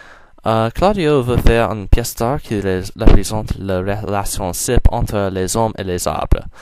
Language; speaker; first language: French; non-native, learner; English